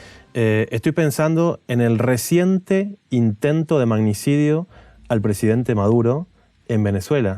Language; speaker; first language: Spanish; native; Spanish